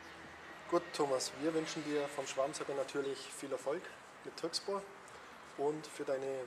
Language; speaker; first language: German; native; German